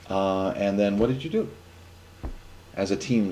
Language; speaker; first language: English; native; English